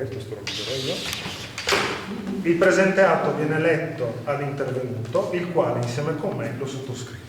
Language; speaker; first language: Italian; native; Italian